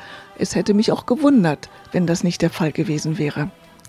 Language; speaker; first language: German; native; German